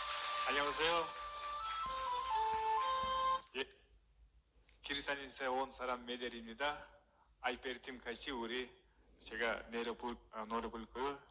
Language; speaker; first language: Korean; non-native, learner; Kyrgyz